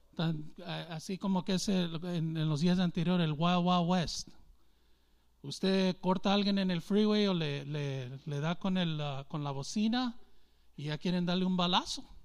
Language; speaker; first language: Spanish; early bilingual, heritage; English